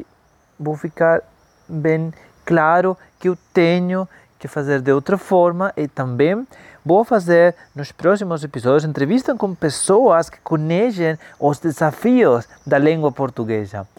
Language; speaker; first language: Portuguese; non-native, fluent; Spanish